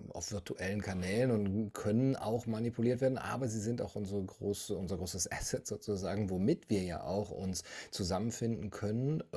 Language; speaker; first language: German; native; German